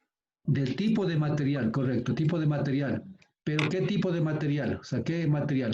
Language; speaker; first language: Spanish; native; Spanish